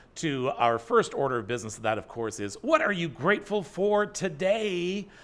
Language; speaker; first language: English; native; English